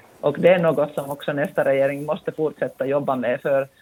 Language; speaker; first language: Swedish; non-native, local second language; Finnish